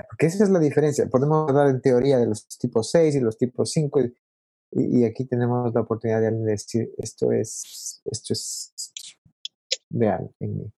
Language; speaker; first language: Spanish; native; Spanish